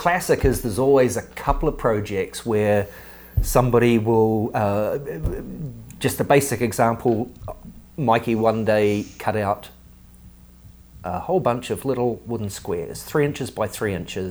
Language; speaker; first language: English; native; English